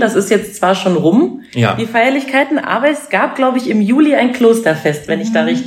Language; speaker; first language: German; native; German